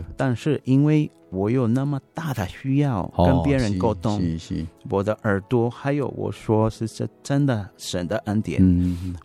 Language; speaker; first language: Chinese; non-native, fluent; Spanish